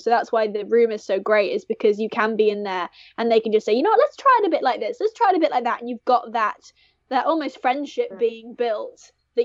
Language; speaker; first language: English; native; English